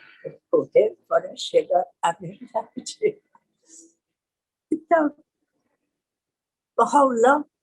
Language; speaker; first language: Portuguese; non-native, learner; Persian